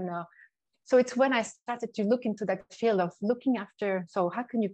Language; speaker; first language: English; non-native, fluent; French